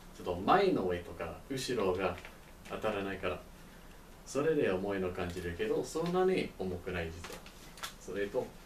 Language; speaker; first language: Japanese; non-native, learner; English